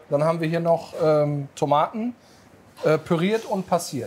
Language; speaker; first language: German; native; German